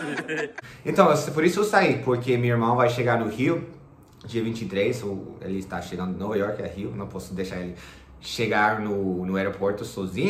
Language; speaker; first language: Portuguese; non-native, fluent; English